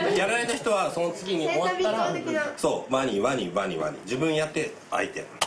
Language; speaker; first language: Japanese; native; Japanese